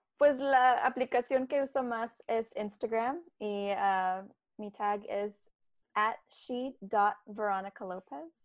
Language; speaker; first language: Spanish; early bilingual, heritage; Spanish